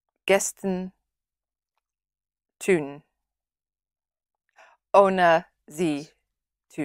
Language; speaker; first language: German; non-native, learner; English